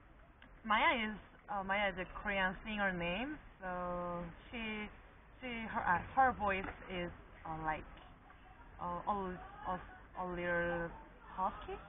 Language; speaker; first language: English; non-native, fluent; Korean